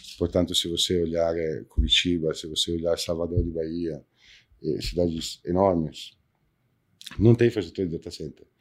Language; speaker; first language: Portuguese; non-native, fluent; Italian